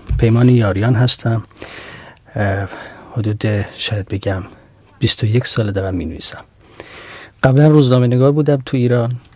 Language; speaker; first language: Persian; non-native, local second language; Central Kurdish